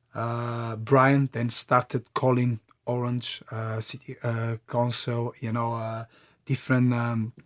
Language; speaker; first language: English; non-native, fluent; Bulgarian